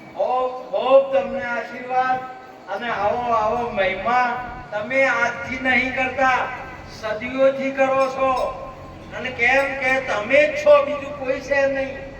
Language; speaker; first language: Gujarati; non-native, local second language; Marwari